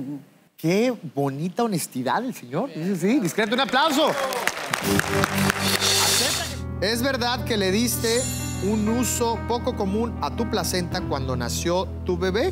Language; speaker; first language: Spanish; native; Spanish